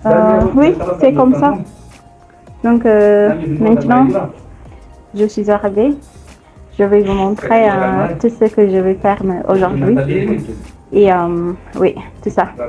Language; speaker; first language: French; non-native, fluent; Amharic